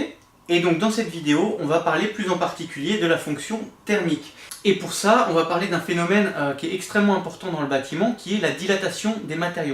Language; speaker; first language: French; native; French